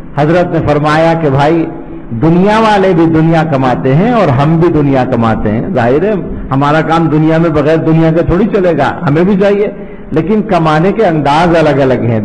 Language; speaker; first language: Urdu; native; Urdu